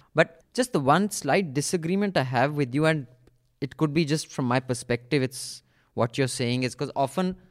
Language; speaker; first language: English; non-native, local second language; Hindi